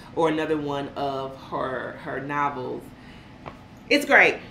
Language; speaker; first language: English; native; English